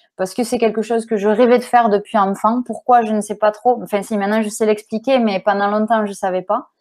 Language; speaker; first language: French; native; French